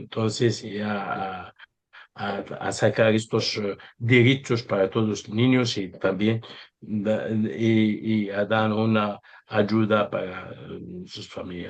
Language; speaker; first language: Spanish; non-native, learner; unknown